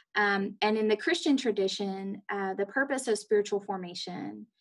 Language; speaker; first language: English; native; English